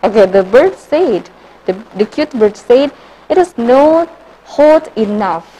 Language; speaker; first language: English; non-native, learner; Indonesian